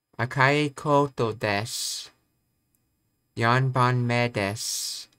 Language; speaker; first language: Japanese; non-native, learner; English